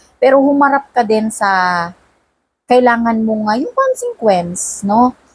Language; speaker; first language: Filipino; non-native, local second language; Cebuano